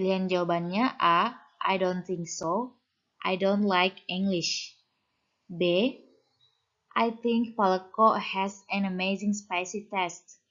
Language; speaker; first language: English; non-native, fluent; Indonesian